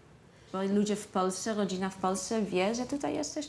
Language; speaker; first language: Polish; non-native, learner; Dutch